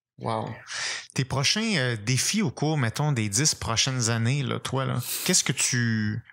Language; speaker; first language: French; native; French